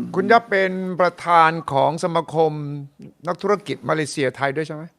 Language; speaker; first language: Thai; non-native, fluent; Malay